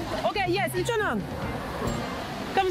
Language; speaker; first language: Korean; non-native, learner; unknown